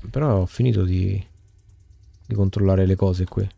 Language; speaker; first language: Italian; native; Italian